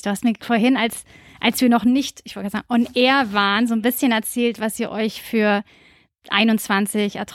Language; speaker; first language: German; native; German